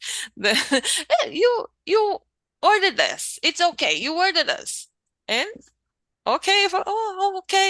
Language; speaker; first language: English; non-native, learner; Portuguese